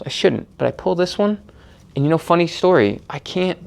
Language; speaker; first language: English; native; English